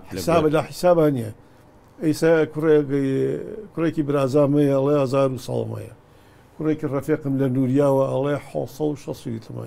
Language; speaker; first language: Central Kurdish; non-native, local second language; Gurani